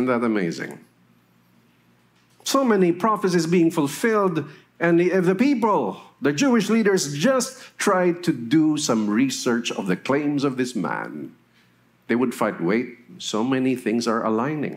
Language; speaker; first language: English; non-native, local second language; Filipino